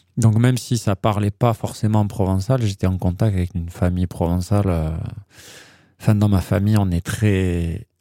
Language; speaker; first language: French; early bilingual, heritage; German